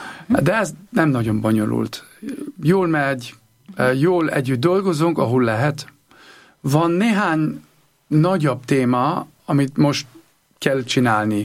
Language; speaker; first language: Hungarian; non-native, learner; German